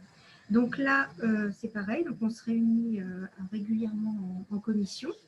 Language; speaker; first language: French; native; French